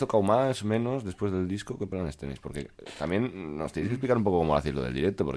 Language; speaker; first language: Spanish; native; Spanish